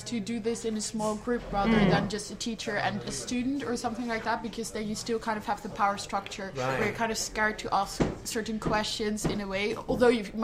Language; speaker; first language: English; non-native, fluent; Dutch